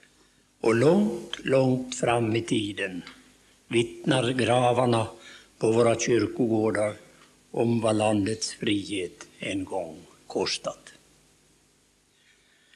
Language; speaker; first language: Swedish; native; Swedish